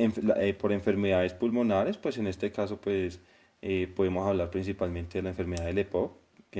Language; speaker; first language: Spanish; native; Spanish